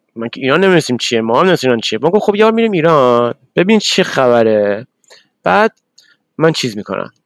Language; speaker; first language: Persian; early bilingual, other home language; English